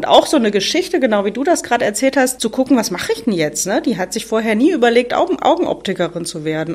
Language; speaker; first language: German; native; German